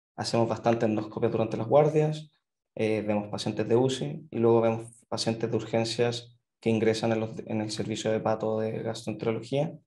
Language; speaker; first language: Spanish; native; Spanish